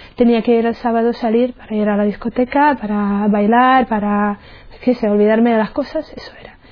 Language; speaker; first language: Spanish; non-native, fluent; Czech